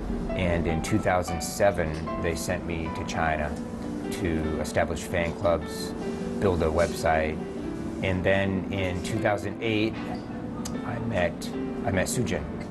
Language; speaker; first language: English; native; English